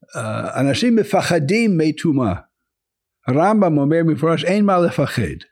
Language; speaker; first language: Hebrew; non-native, fluent; English